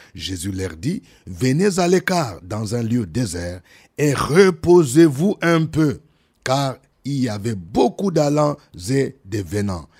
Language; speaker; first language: French; non-native, local second language; Lingala